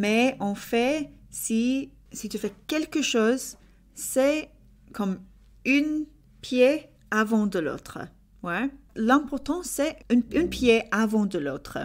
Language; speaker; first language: French; non-native, learner; English